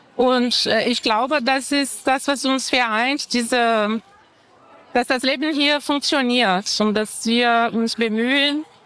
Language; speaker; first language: German; non-native, fluent; Portuguese